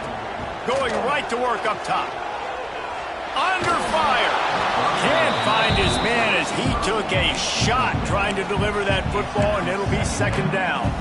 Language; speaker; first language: English; native; English